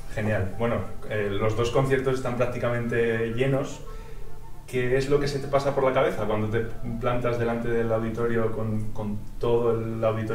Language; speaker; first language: Spanish; native; Spanish